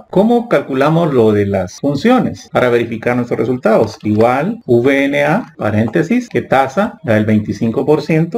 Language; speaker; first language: Spanish; native; Spanish